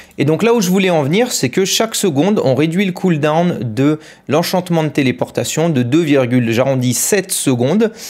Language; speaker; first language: French; native; French